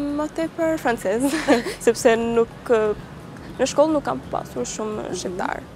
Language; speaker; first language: Albanian; early bilingual, heritage; Albanian